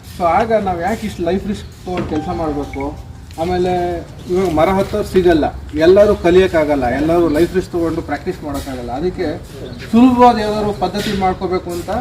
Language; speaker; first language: Kannada; native; Kannada